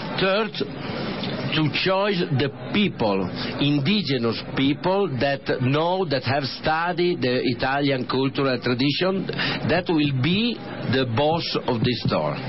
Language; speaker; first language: English; non-native, learner; Italian